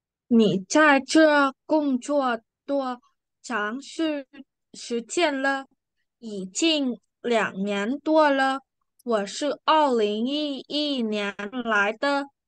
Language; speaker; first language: Chinese; non-native, learner; Vietnamese